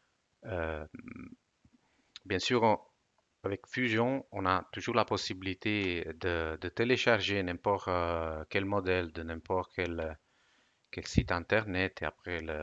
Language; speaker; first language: French; non-native, fluent; Italian